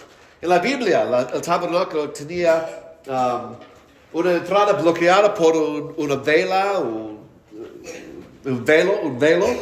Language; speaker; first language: Spanish; non-native, fluent; English